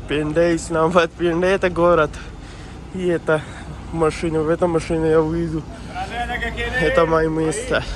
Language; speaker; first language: Russian; non-native, learner; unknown